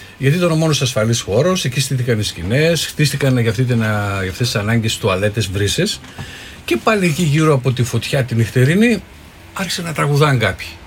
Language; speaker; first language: Greek; native; Greek